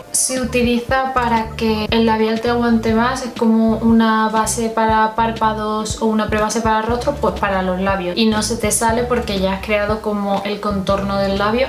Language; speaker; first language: Spanish; native; Spanish